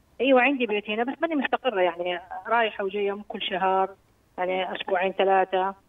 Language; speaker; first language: Arabic; native; Arabic